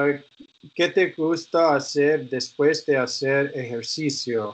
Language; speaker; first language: Spanish; non-native, learner; English